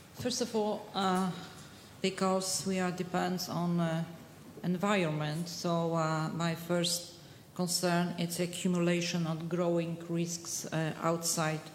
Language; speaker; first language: English; non-native, fluent; Polish